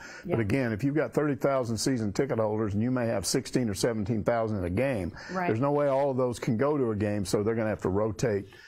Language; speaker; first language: English; native; English